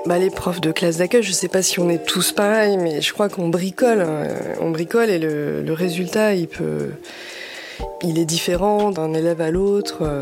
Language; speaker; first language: French; native; French